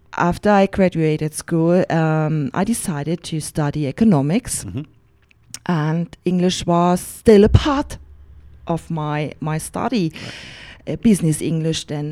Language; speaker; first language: English; non-native, fluent; German